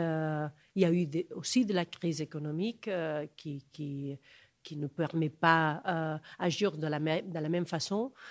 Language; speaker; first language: French; non-native, fluent; Catalan